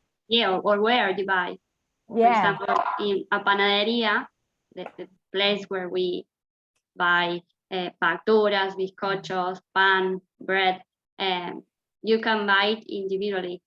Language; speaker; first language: English; non-native, fluent; Spanish